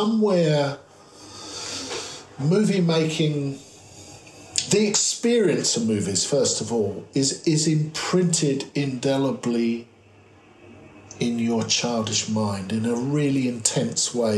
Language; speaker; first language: English; native; English